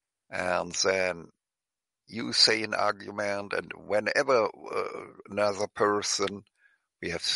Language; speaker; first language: English; non-native, fluent; German